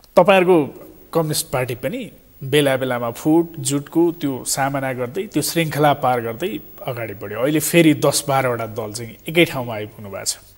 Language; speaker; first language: Nepali; native; Nepali